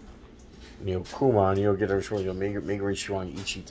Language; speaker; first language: Chinese; non-native, learner; English